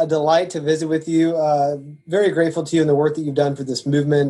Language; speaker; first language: English; native; English